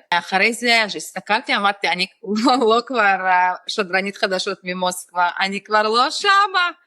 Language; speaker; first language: Hebrew; non-native, fluent; Russian